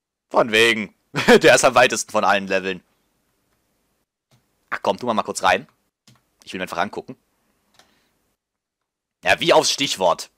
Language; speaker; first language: German; native; German